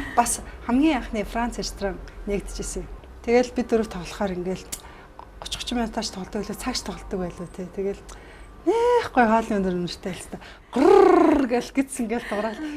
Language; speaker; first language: Mongolian; native; Mongolian